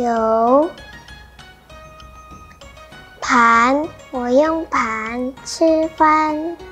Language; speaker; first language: Chinese; non-native, learner; Indonesian